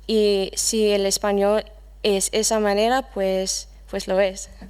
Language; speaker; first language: Spanish; non-native, fluent; English